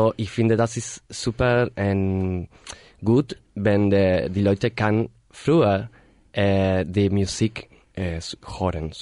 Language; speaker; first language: German; non-native, learner; Spanish